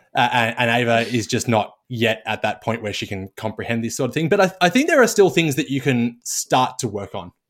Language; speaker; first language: English; native; English